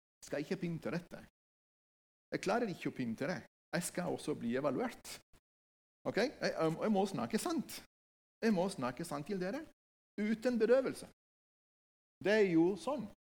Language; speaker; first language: Norwegian; non-native, fluent; Spanish